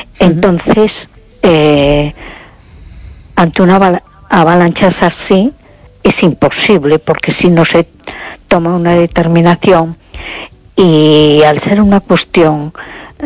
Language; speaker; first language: Spanish; native; Spanish